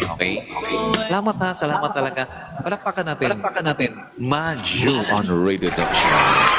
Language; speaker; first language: Filipino; native; Filipino